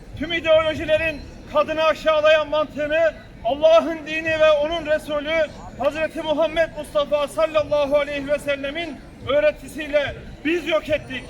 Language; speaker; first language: Turkish; native; Turkish